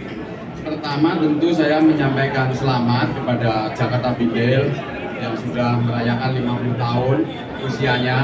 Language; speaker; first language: Indonesian; native; Indonesian